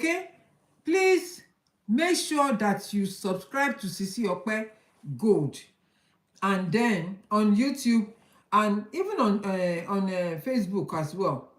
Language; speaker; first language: English; non-native, local second language; Yoruba